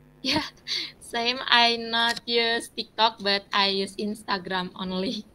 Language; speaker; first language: English; non-native, learner; Indonesian